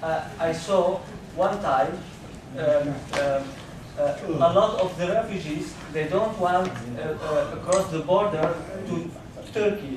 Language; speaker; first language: English; non-native, learner; Arabic